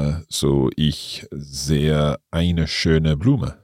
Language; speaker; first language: German; non-native, learner; English